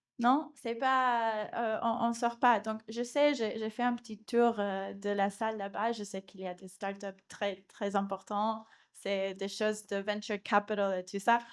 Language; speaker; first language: French; non-native, fluent; Spanish